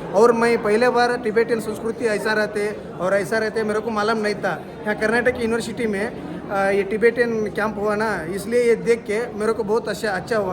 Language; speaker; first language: Hindi; non-native, local second language; Kannada